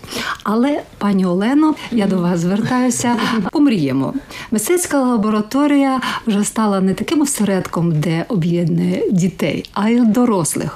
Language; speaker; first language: Ukrainian; native; Ukrainian